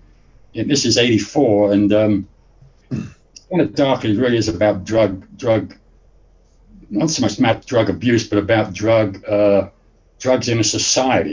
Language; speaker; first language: English; native; English